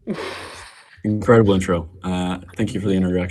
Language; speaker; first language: English; native; English